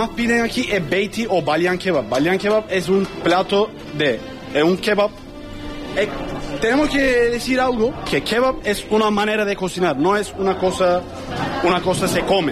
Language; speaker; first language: Spanish; non-native, learner; Turkish